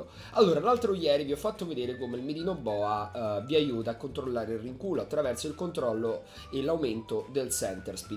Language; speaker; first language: Italian; native; Italian